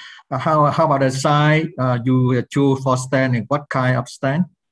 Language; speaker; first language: English; non-native, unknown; Vietnamese